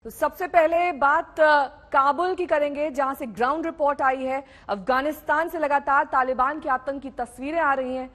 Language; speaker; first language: Hindi; native; Hindi